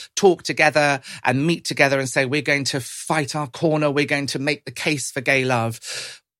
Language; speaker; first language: English; native; English